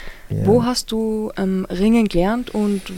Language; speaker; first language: German; native; German